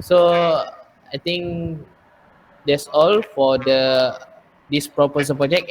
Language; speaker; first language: English; non-native, learner; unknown